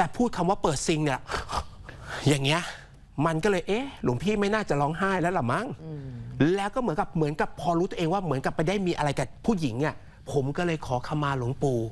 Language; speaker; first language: Thai; native; Thai